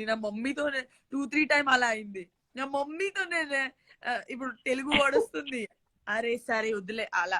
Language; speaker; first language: Telugu; non-native, learner; Gujarati